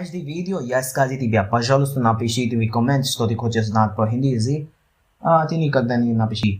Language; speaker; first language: Russian; non-native, learner; Hindi